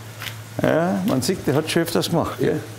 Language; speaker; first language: German; native; German